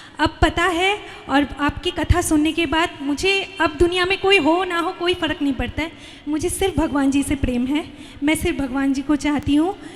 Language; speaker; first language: Hindi; non-native, local second language; Bangla